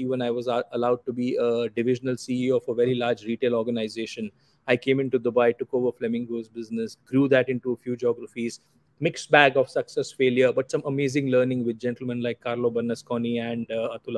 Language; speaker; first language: English; non-native, local second language; Gujarati